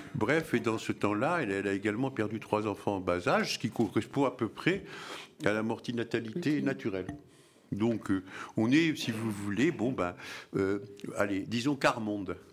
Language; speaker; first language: French; early bilingual, other home language; Arabic